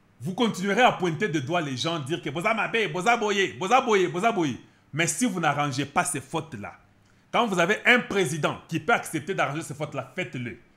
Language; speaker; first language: French; non-native, local second language; Lingala